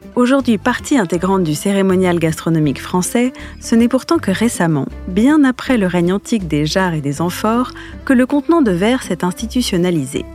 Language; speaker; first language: French; native; French